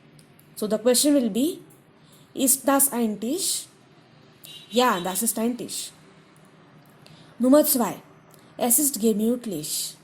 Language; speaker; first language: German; non-native, fluent; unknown